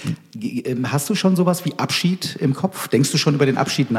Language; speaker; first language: German; native; German